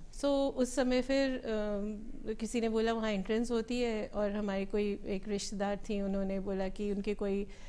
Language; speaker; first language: Hindi; native; Hindi